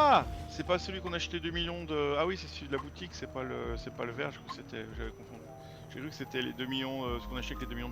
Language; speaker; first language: French; native; French